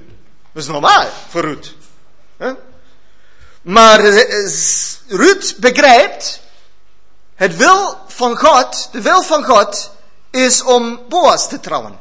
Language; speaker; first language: Dutch; non-native, learner; German